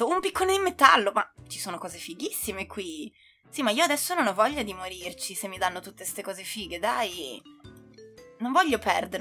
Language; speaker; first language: Italian; native; Italian